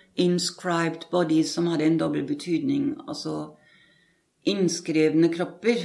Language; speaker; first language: Norwegian; non-native, fluent; German